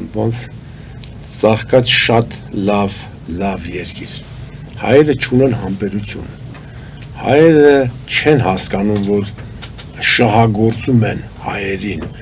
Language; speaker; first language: Armenian; native; Armenian